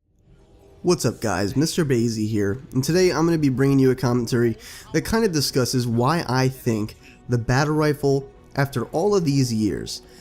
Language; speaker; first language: English; native; English